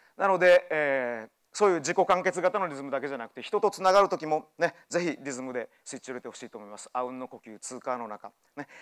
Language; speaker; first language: Japanese; native; Japanese